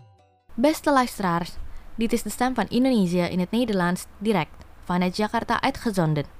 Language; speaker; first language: Dutch; non-native, fluent; Indonesian